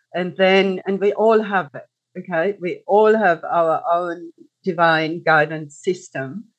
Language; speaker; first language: English; non-native, fluent; German